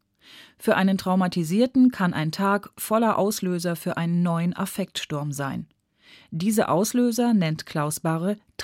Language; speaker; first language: German; native; German